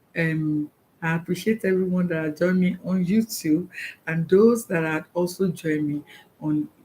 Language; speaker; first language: English; non-native, local second language; Yoruba